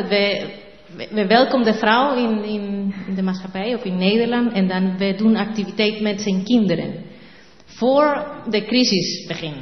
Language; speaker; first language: Dutch; non-native, learner; Spanish